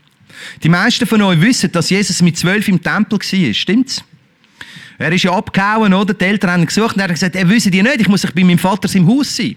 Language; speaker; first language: German; native; German